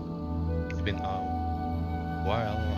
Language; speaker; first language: English; non-native, learner; Indonesian